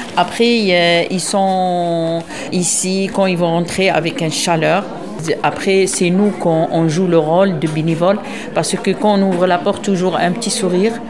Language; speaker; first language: French; non-native, local second language; Arabic